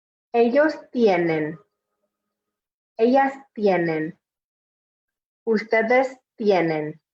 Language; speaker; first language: Spanish; non-native, fluent; English